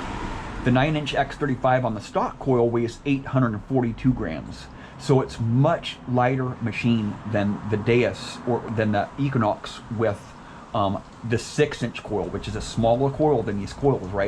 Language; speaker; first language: English; native; English